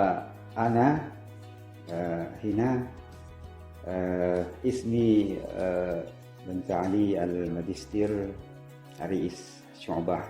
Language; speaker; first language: Arabic; non-native, fluent; Indonesian